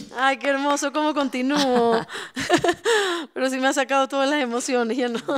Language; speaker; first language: Spanish; native; Spanish